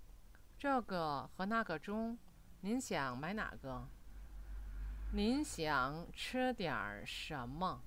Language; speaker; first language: Chinese; non-native, fluent; Korean